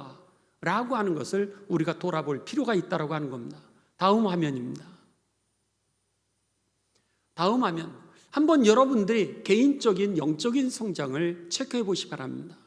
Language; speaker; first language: Korean; native; Korean